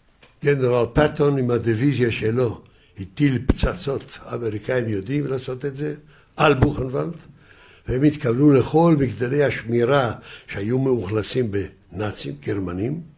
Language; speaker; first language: Hebrew; early bilingual, other home language; Yiddish